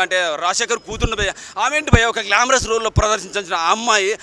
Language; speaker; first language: Telugu; native; Telugu